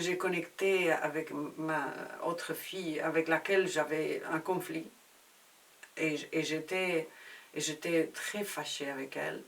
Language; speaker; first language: French; non-native, fluent; Spanish